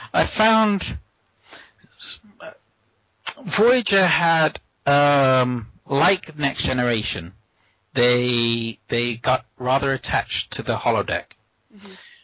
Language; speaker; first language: English; native; English